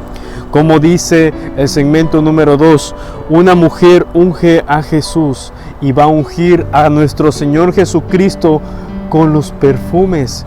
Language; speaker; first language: Spanish; native; Spanish